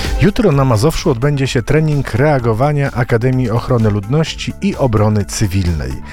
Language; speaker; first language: Polish; native; Polish